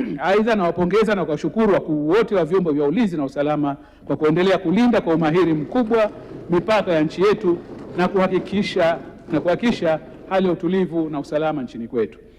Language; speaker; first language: Swahili; native; Swahili